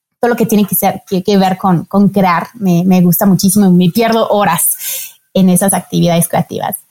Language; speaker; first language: Spanish; non-native, fluent; French